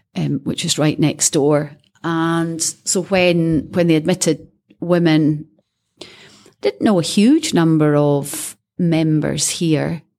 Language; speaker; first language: English; native; English